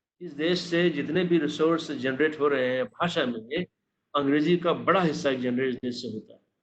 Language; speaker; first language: Hindi; non-native, local second language; Maithili